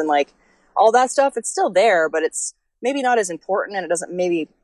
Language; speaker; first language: English; native; English